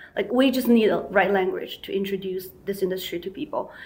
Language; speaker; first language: English; non-native, fluent; Chinese